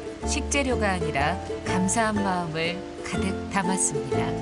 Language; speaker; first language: Korean; native; Korean